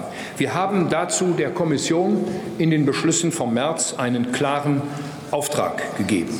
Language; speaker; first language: German; native; German